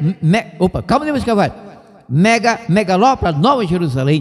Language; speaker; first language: Portuguese; native; Portuguese